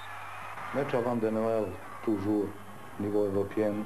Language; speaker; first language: French; non-native, learner; Croatian